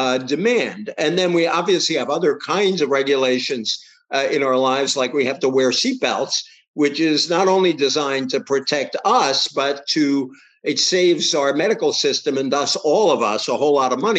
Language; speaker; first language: English; native; English